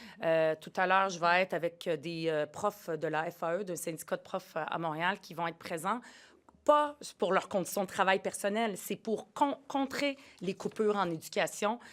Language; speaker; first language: French; early bilingual, other home language; Arabic